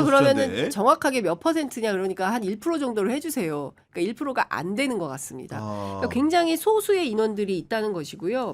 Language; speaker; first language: Korean; native; Korean